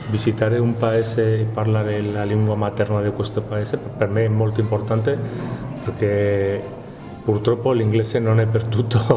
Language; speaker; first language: Italian; non-native, learner; Spanish